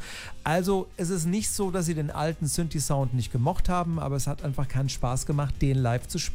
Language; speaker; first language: German; native; German